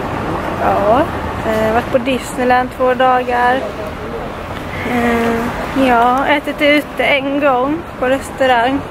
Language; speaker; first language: Swedish; native; Swedish